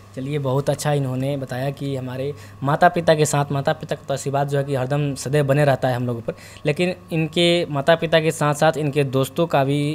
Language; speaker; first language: Hindi; native; Hindi